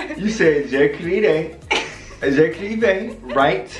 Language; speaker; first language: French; non-native, learner; English